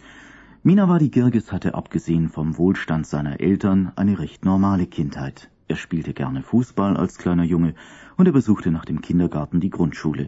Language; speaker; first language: German; native; German